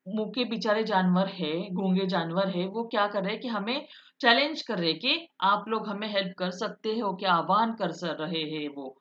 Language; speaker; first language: Hindi; non-native, local second language; Marathi